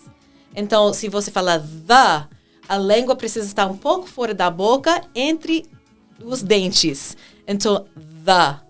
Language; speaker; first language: Portuguese; non-native, fluent; English